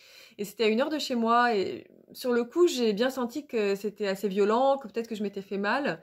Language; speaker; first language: French; native; French